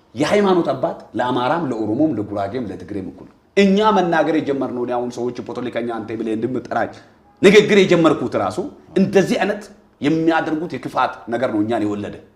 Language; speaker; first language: Amharic; non-native, local second language; Oromo